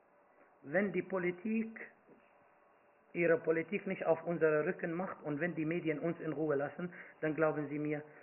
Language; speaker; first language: German; non-native, fluent; Arabic